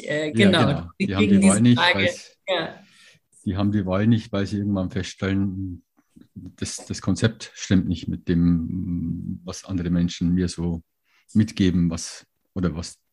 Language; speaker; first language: German; native; German